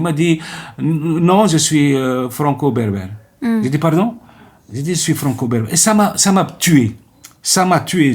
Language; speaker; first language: French; non-native, local second language; Arabic